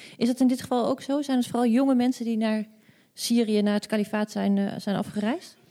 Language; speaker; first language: Dutch; native; Dutch